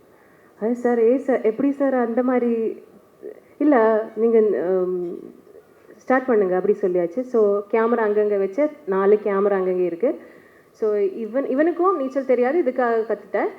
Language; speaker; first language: Tamil; non-native, learner; Malayalam